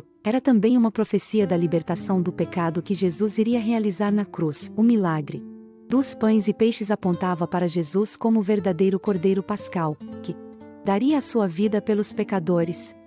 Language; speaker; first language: Portuguese; native; Portuguese